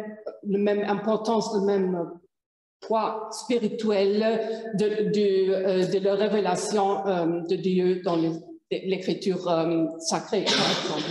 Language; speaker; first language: French; non-native, fluent; German